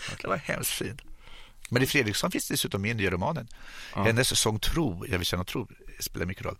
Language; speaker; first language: Swedish; native; Swedish